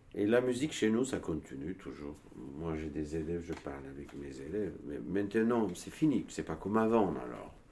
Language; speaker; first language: French; non-native, learner; Turkish